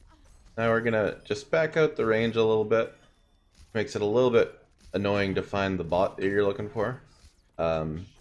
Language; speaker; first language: English; native; English